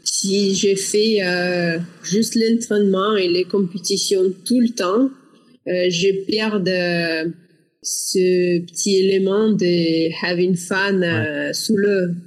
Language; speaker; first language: French; non-native, learner; Russian